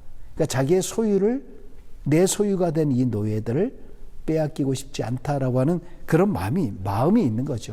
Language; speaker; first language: Korean; native; Korean